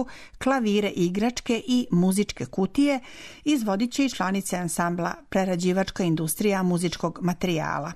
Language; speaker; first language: Serbian; native; Serbian